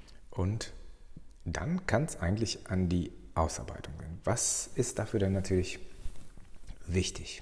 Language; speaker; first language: German; native; German